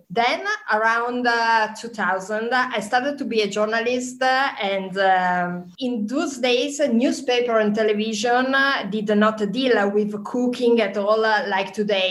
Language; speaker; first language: English; non-native, fluent; Italian